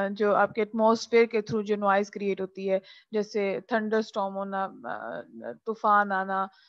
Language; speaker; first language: Urdu; non-native, local second language; Punjabi